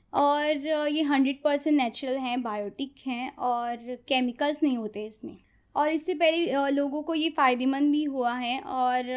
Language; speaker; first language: Hindi; non-native, local second language; Konkani